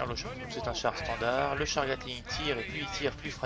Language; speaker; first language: French; native; French